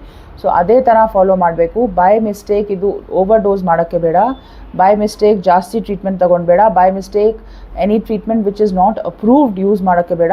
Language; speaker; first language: Kannada; non-native, learner; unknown